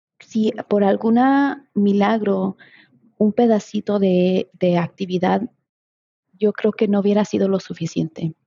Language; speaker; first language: Spanish; early bilingual, heritage; Spanish